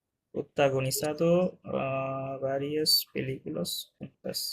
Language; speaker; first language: Spanish; non-native, fluent; Bangla